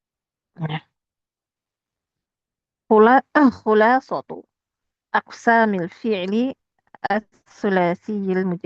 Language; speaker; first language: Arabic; non-native, fluent; Indonesian